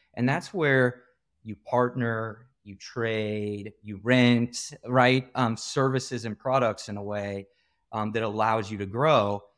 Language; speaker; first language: English; native; English